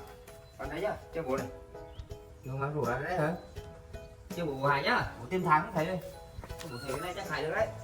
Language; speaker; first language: Vietnamese; native; Vietnamese